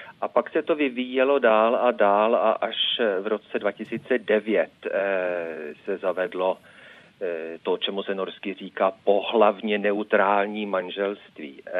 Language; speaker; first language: Czech; non-native, fluent; Norwegian